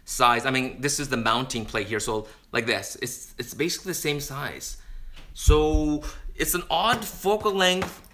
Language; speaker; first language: English; native; English